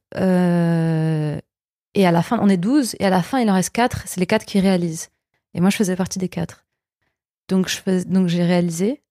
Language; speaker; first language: French; native; French